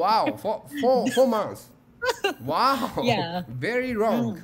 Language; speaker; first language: English; non-native, learner; Japanese